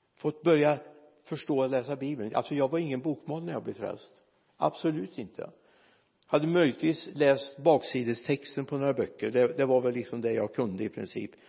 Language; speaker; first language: Swedish; native; Swedish